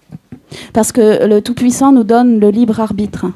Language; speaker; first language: French; native; French